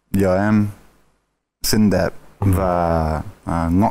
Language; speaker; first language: Vietnamese; early bilingual, heritage; Vietnamese